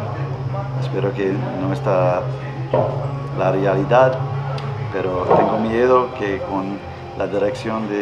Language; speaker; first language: Spanish; non-native, learner; English